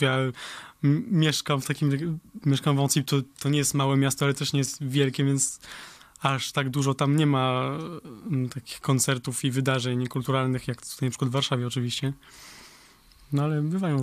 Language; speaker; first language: Polish; early bilingual, heritage; Polish